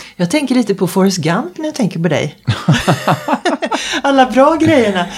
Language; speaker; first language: Swedish; native; Swedish